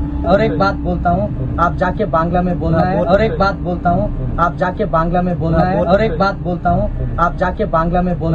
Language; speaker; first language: Hindi; non-native, local second language; Kannada